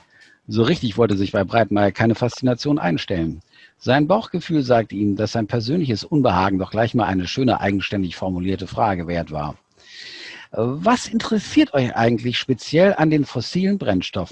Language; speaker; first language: German; native; German